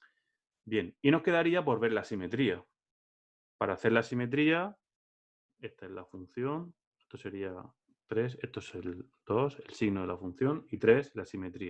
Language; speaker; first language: Spanish; native; Spanish